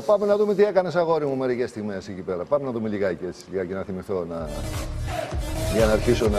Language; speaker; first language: Greek; native; Greek